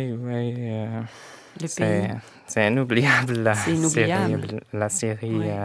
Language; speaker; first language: French; non-native, fluent; Arabic